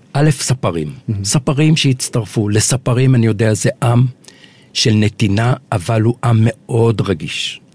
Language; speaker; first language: Hebrew; early bilingual, other home language; Arabic